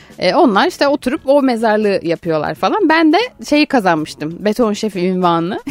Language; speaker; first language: Turkish; native; Turkish